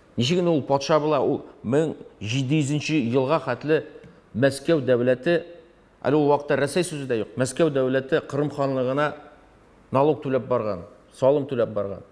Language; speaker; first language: Tatar; non-native, local second language; Russian